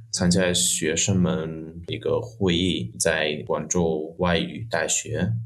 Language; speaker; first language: Chinese; non-native, fluent; Russian